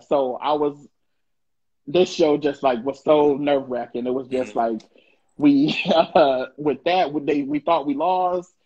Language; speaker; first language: English; native; English